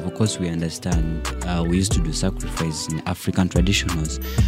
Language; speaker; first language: English; non-native, local second language; Ganda